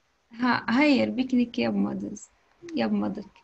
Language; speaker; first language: Turkish; non-native, learner; Arabic